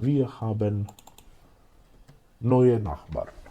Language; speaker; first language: German; non-native, fluent; Macedonian